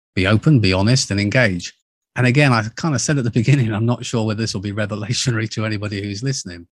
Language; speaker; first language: English; native; English